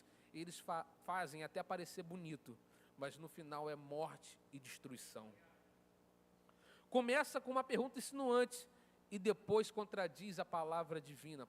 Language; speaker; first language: Portuguese; native; Portuguese